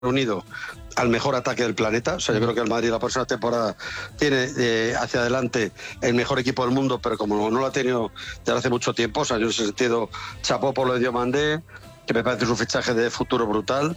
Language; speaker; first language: Spanish; native; Spanish